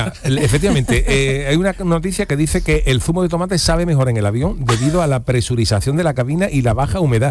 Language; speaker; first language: Spanish; native; Spanish